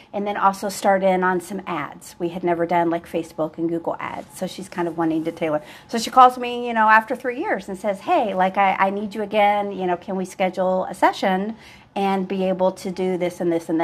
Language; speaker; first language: English; native; English